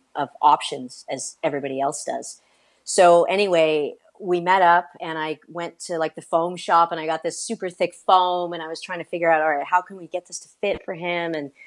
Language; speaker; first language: English; native; English